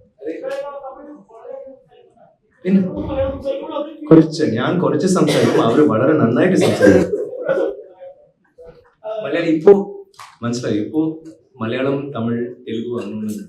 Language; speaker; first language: Malayalam; non-native, learner; Tamil